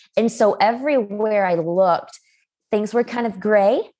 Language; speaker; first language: English; native; English